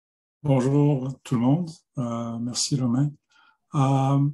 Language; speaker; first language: French; non-native, local second language; English